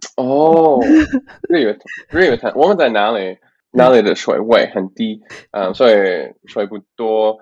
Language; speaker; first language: Chinese; non-native, learner; English